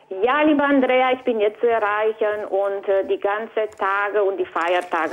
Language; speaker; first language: German; non-native, fluent; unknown